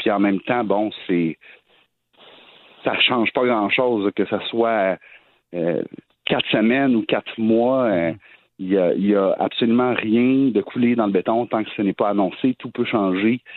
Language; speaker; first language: French; native; French